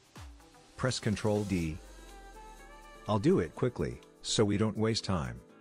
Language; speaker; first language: English; non-native, fluent; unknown